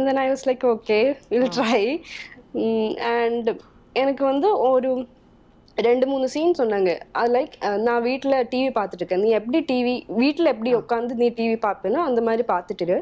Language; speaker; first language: Tamil; non-native, local second language; Malayalam